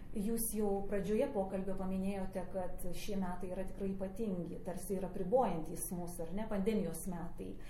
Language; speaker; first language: Lithuanian; native; Lithuanian